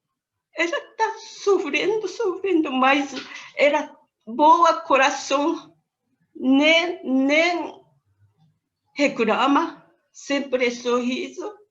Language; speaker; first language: Portuguese; non-native, learner; Japanese